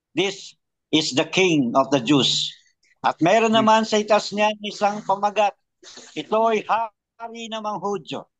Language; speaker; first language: Filipino; native; Filipino